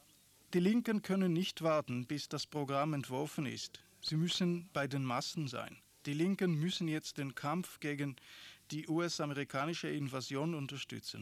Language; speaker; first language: German; non-native, fluent; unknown